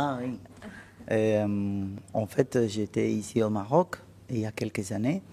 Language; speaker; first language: French; non-native, fluent; Spanish